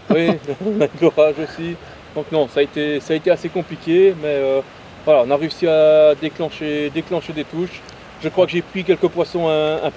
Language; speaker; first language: French; native; French